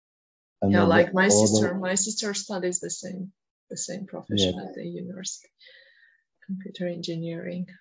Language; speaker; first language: English; non-native, fluent; Georgian